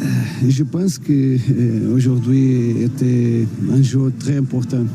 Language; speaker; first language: French; non-native, learner; Portuguese